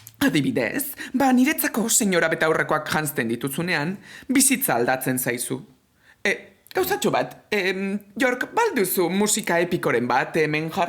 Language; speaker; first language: Basque; native; Basque